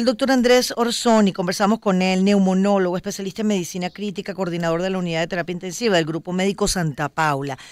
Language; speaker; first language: Spanish; native; Spanish